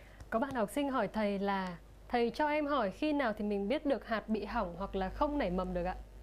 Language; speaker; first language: Vietnamese; native; Vietnamese